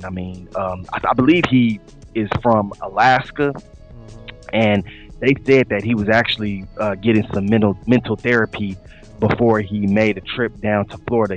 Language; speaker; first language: English; native; English